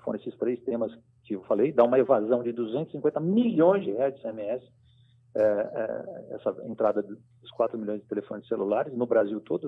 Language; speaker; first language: Portuguese; native; Portuguese